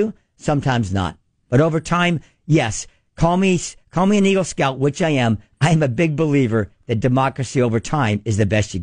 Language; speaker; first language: English; native; English